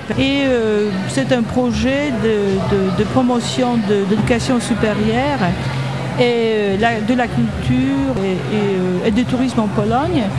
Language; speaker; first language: French; non-native, fluent; Polish